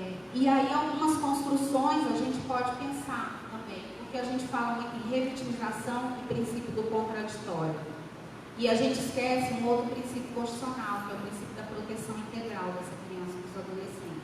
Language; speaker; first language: Portuguese; native; Portuguese